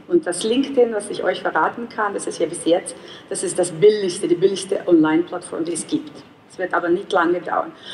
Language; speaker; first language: German; non-native, fluent; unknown